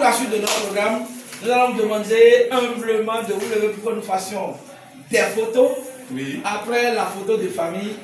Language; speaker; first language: French; non-native, local second language; Fon